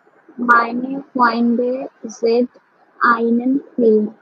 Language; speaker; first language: German; non-native, learner; Bangla